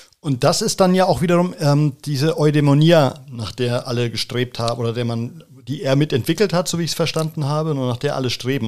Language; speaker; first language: German; native; German